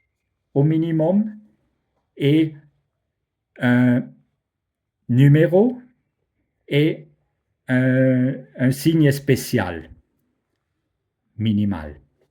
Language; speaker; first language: French; non-native, fluent; German